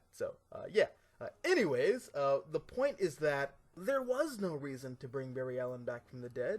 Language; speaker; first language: English; native; English